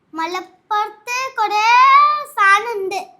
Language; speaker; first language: Malayalam; early bilingual, other home language; Arabic